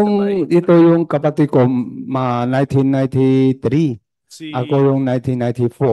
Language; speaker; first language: Filipino; non-native, learner; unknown